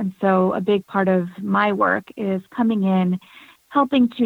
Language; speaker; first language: English; native; English